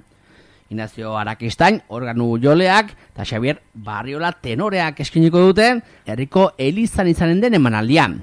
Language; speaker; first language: Basque; native; Basque